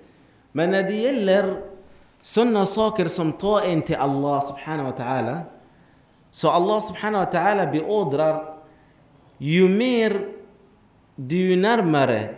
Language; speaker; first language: Swedish; non-native, fluent; Arabic